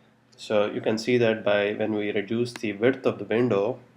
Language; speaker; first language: English; non-native, local second language; Telugu